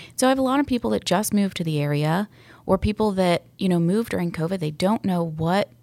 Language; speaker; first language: English; native; English